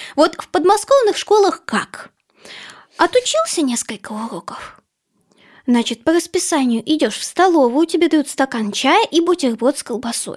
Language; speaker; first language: Russian; native; Russian